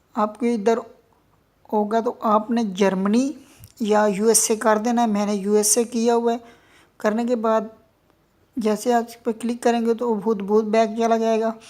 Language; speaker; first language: Urdu; non-native, local second language; Punjabi